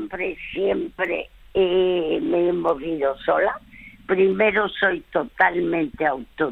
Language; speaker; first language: Spanish; early bilingual, other home language; French